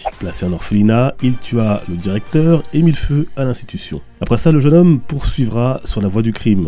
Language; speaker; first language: French; native; French